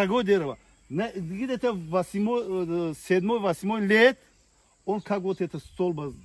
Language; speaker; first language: Russian; non-native, learner; Tajik